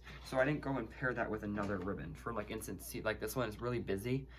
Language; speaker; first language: English; native; English